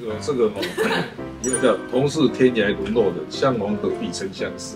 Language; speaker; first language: Chinese; native; Chinese